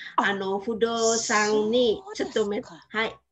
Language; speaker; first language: Japanese; non-native, fluent; Indonesian